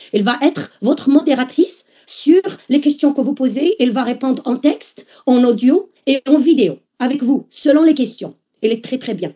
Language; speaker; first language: French; non-native, local second language; Arabic